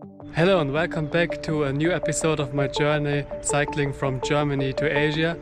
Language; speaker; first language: English; non-native, fluent; German